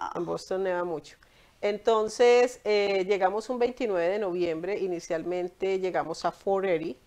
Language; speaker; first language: Spanish; native; Spanish